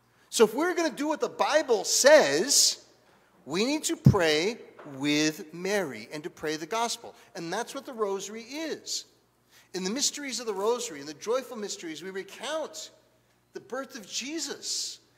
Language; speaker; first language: English; native; English